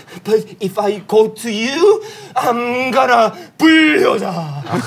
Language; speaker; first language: English; non-native, learner; Korean